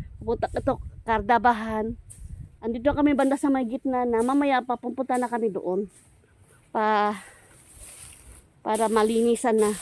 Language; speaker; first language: Filipino; non-native, local second language; Cebuano